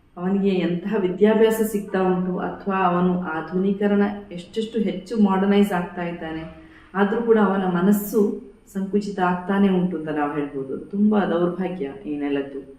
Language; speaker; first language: Kannada; non-native, local second language; Badaga